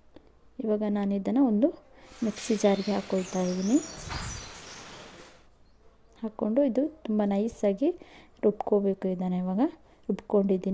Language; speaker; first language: Kannada; native; Kannada